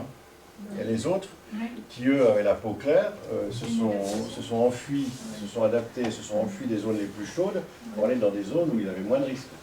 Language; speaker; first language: French; native; French